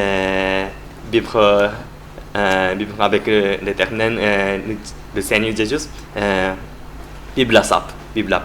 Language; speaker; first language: French; non-native, learner; Japanese